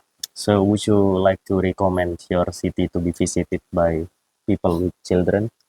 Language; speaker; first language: English; non-native, fluent; Indonesian